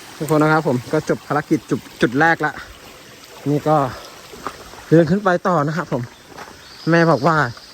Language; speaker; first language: Thai; non-native, local second language; Karen languages